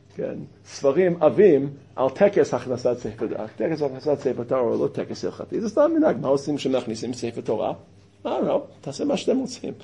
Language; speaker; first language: Hebrew; non-native, fluent; English